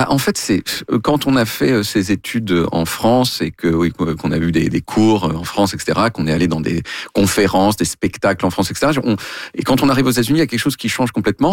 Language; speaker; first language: French; native; French